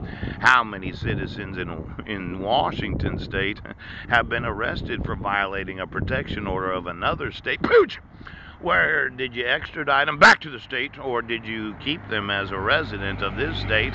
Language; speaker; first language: English; native; English